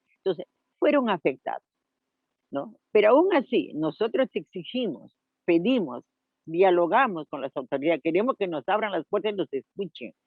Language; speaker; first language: Spanish; native; Spanish